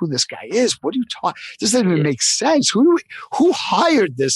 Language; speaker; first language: English; native; English